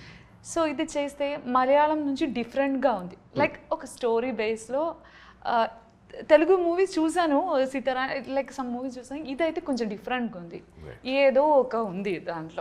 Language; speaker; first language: Telugu; non-native, local second language; Malayalam